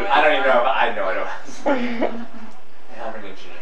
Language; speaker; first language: English; native; English